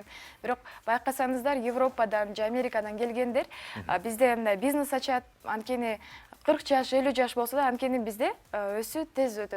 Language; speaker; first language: Kyrgyz; non-native, local second language; Uyghur